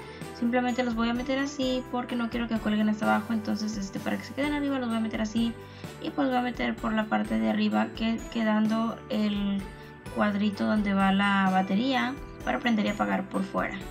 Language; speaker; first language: Spanish; native; Spanish